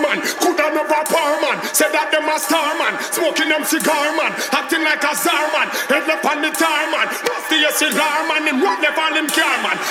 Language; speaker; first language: English; non-native, fluent; German